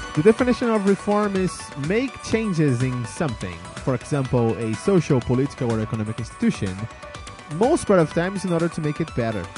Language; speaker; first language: English; non-native, fluent; Portuguese